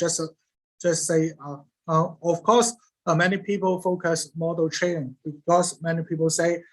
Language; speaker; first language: English; non-native, learner; Cantonese